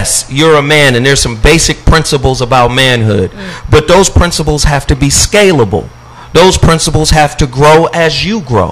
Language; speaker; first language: English; native; English